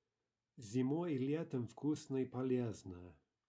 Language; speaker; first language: Russian; non-native, fluent; English